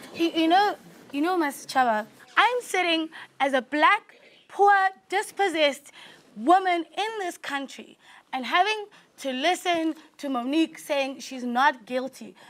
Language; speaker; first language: English; non-native, local second language; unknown